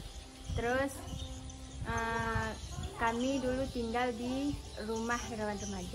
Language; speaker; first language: Indonesian; non-native, local second language; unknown